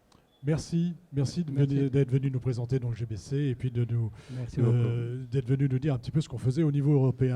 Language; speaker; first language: French; native; French